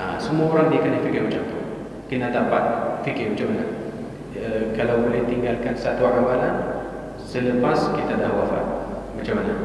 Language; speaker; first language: Malay; non-native, fluent; Arabic